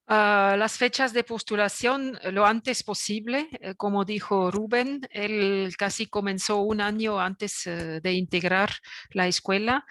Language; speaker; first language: Spanish; non-native, fluent; French